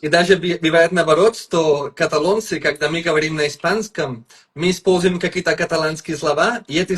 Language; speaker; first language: Russian; non-native, fluent; Catalan